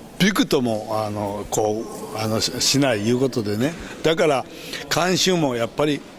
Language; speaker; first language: Japanese; native; Japanese